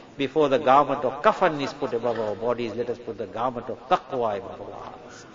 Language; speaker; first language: English; native; English